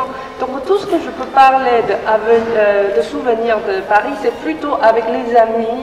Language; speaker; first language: French; non-native, fluent; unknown